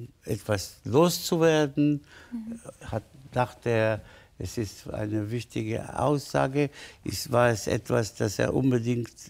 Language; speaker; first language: German; non-native, fluent; Spanish